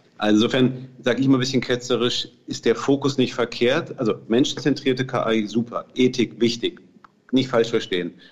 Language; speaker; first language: German; native; German